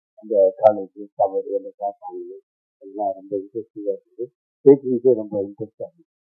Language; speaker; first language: Tamil; native; Tamil